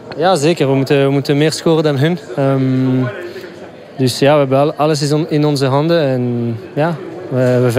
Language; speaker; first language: Dutch; non-native, local second language; French